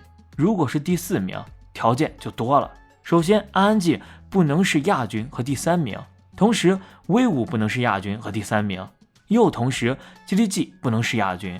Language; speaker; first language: Chinese; native; Chinese